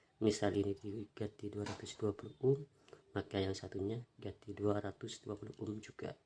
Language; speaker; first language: Indonesian; non-native, local second language; Madurese